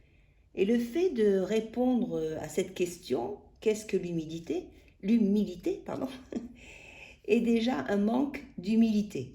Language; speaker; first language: French; native; French